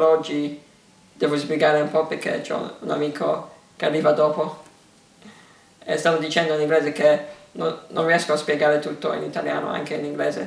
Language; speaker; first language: Italian; early bilingual, heritage; English